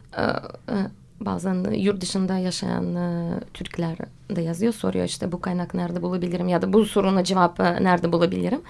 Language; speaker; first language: Turkish; non-native, fluent; Russian